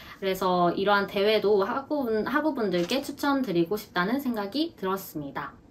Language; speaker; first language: Korean; native; Korean